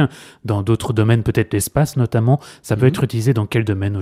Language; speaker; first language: French; native; French